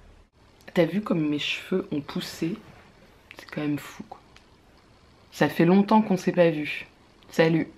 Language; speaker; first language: French; native; French